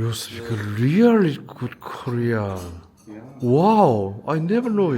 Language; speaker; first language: English; non-native, learner; Korean